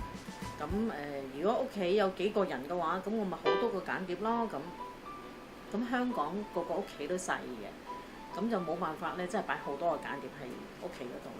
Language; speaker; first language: Cantonese; native; Cantonese